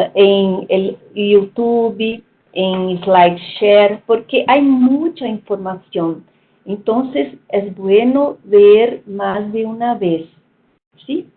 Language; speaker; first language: Spanish; non-native, fluent; Portuguese